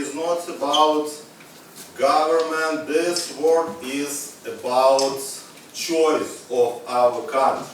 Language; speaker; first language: English; non-native, learner; Ukrainian